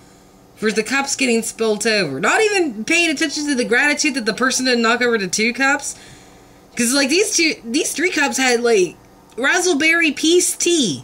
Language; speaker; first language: English; native; English